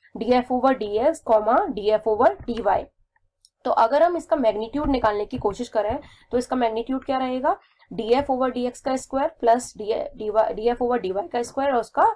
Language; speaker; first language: Hindi; native; Hindi